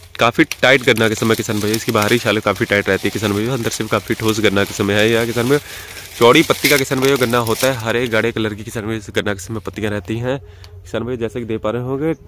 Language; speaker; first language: Hindi; non-native, local second language; Punjabi